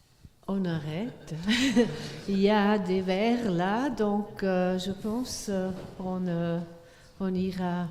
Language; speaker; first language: French; non-native, fluent; Swiss German